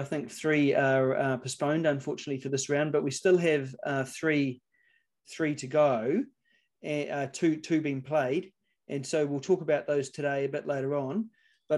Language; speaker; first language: English; native; English